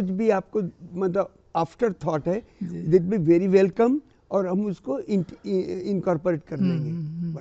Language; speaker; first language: Hindi; native; Hindi